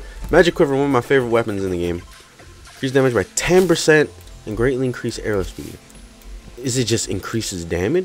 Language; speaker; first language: English; native; English